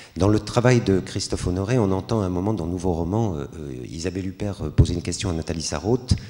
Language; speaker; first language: French; native; French